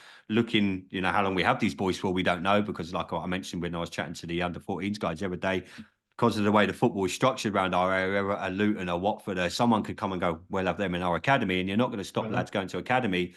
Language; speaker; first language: English; native; English